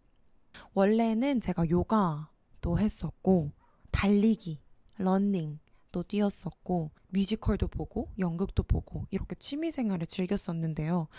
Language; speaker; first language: Korean; native; Korean